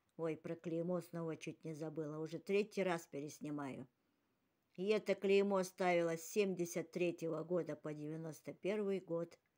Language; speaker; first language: Russian; native; Russian